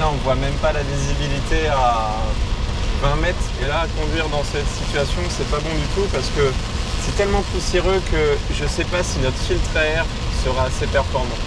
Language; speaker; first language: French; native; French